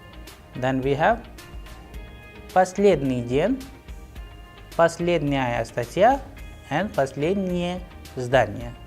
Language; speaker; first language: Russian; non-native, fluent; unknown